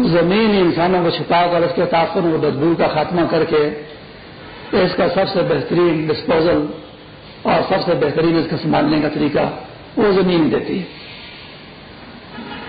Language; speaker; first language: Urdu; non-native, local second language; Pashto